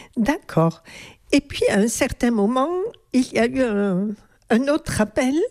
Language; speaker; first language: French; native; French